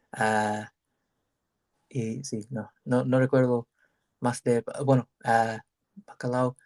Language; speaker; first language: Spanish; non-native, learner; English